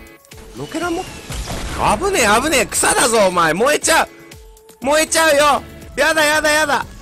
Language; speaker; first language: Japanese; native; Japanese